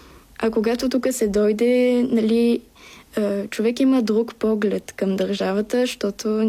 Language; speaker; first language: Bulgarian; early bilingual, heritage; Bulgarian